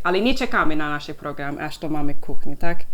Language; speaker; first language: Polish; non-native, learner; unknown